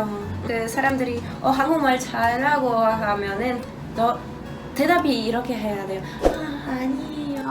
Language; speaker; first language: Korean; non-native, learner; Polish